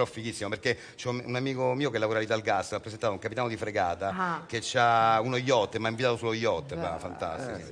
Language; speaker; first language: Italian; native; Italian